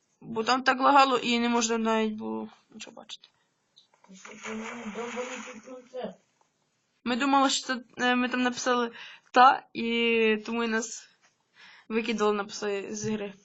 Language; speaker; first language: Ukrainian; native; Ukrainian